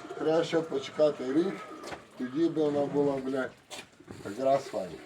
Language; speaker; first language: Ukrainian; native; Ukrainian